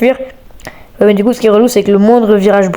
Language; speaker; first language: French; native; French